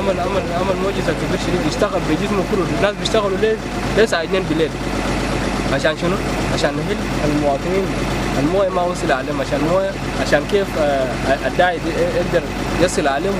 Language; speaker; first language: Arabic; non-native, local second language; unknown